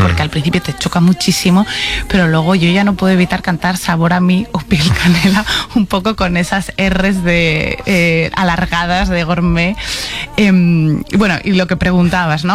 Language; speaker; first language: Spanish; native; Spanish